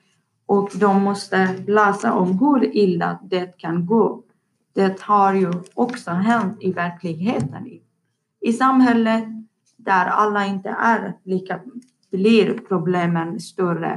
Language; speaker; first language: Swedish; non-native, learner; Persian